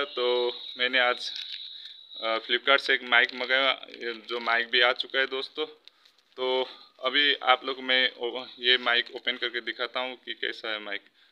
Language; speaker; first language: Hindi; non-native, local second language; Nepali